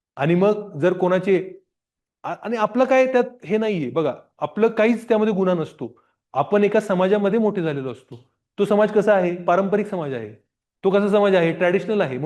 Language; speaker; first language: Marathi; non-native, local second language; Gujarati